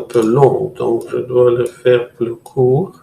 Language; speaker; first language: French; non-native, fluent; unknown